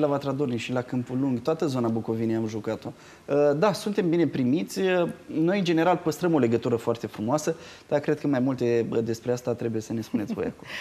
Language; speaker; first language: Romanian; native; Romanian